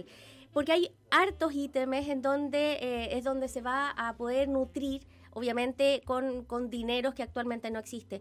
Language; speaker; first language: Spanish; native; Spanish